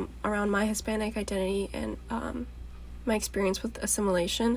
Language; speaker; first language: English; native; English